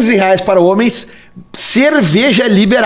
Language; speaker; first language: Portuguese; native; Portuguese